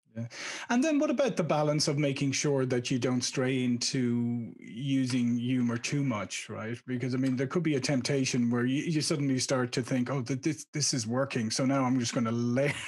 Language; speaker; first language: English; native; English